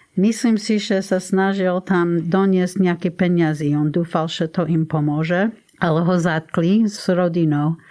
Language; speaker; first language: Slovak; non-native, fluent; English